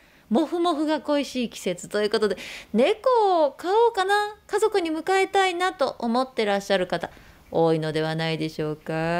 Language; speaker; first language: Japanese; native; Japanese